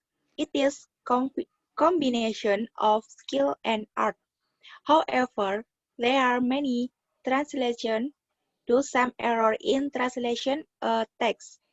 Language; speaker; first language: English; non-native, learner; Indonesian